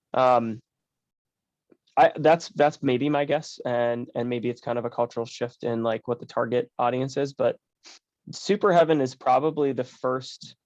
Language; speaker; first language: English; native; English